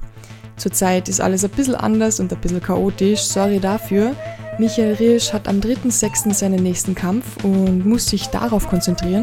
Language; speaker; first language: German; native; German